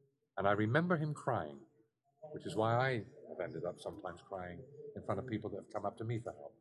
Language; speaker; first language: English; native; English